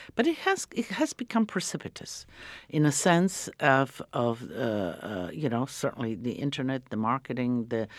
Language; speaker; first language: English; early bilingual, other home language; Croatian